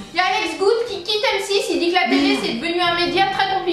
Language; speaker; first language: French; native; French